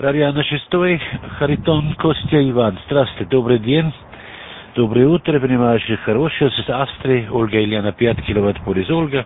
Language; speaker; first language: Russian; non-native, learner; German